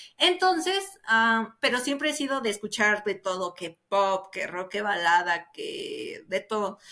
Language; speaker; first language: Spanish; native; Spanish